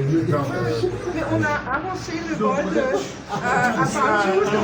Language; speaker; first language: French; non-native, fluent; German